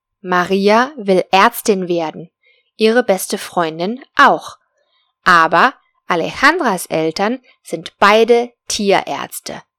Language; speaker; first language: German; non-native, fluent; Spanish